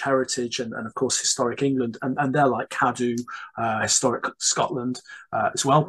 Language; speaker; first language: English; native; English